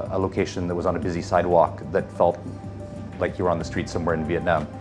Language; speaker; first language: English; native; English